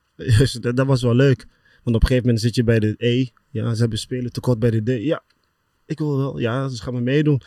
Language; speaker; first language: Dutch; early bilingual, other home language; Lingala